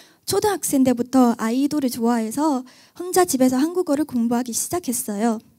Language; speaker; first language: Korean; non-native, fluent; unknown